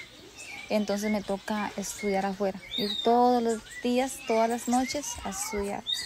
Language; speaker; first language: Spanish; native; Spanish